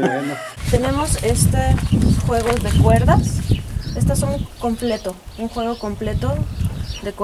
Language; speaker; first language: Spanish; native; Spanish